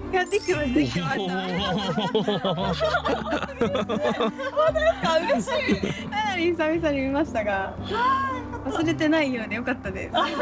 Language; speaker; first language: Japanese; native; Japanese